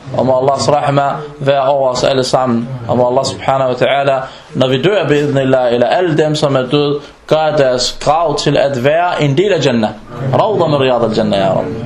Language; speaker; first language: Danish; non-native, fluent; Arabic